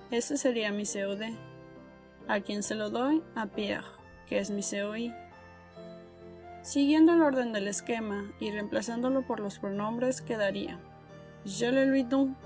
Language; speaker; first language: Spanish; native; Spanish